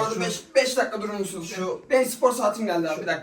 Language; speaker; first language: Turkish; native; Turkish